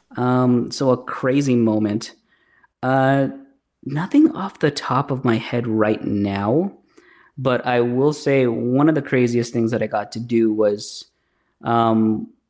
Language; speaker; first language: English; early bilingual, other home language; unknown